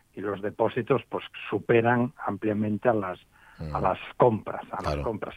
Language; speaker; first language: Spanish; native; Spanish